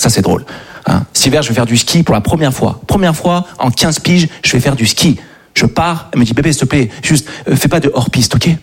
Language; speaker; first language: French; native; French